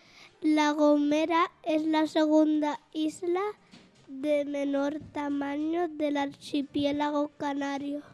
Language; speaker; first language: Spanish; native; Spanish